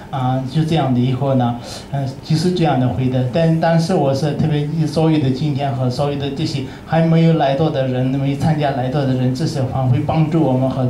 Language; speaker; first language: Chinese; non-native, learner; Tibetan